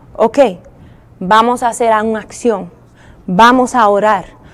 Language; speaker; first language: Spanish; early bilingual, heritage; Spanish